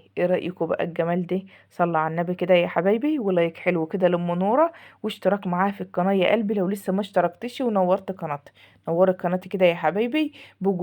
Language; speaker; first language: Arabic; native; Arabic